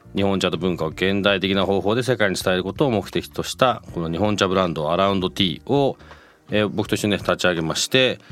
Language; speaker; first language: Japanese; native; Japanese